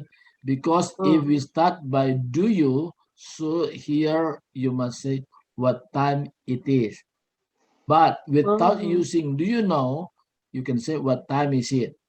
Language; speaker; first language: English; non-native, learner; Indonesian